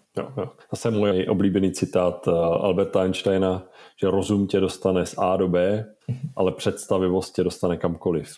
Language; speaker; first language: Czech; native; Czech